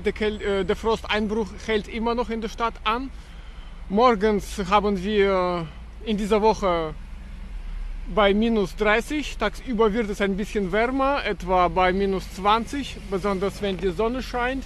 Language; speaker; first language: German; non-native, fluent; Russian